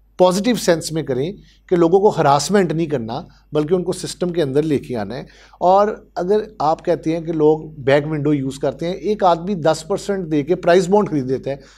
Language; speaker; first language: Urdu; native; Urdu